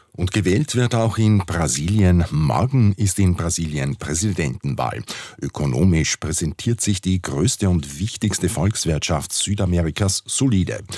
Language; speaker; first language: German; native; German